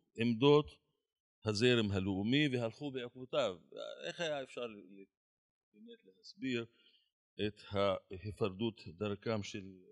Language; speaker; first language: Hebrew; non-native, local second language; Arabic